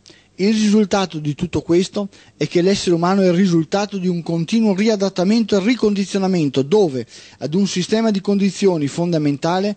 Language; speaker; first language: Italian; native; Italian